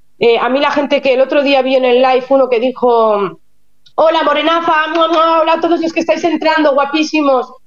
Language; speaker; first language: Spanish; native; Spanish